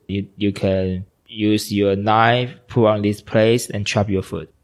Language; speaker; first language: English; non-native, learner; Chinese